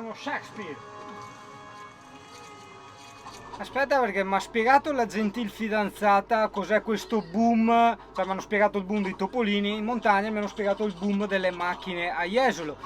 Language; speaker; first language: Italian; native; Italian